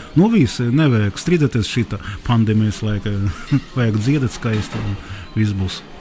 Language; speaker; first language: Latvian; non-native, local second language; Russian